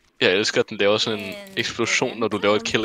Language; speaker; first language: Danish; native; Danish